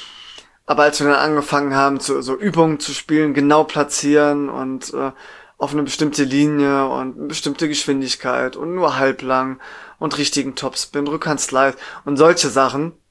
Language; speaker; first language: German; native; German